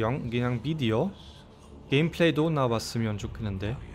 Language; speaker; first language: Korean; non-native, fluent; German